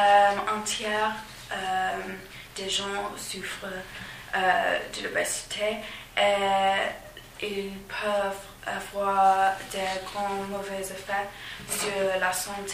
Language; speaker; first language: French; non-native, learner; English